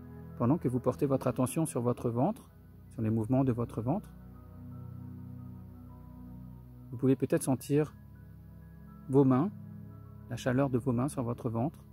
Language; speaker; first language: French; native; French